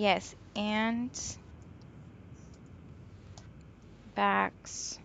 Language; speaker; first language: English; non-native, local second language; Spanish